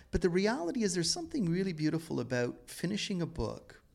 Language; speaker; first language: English; native; English